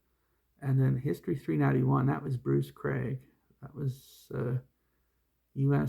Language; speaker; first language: English; native; English